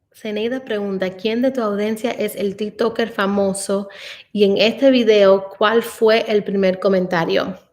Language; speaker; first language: Spanish; early bilingual, heritage; Spanish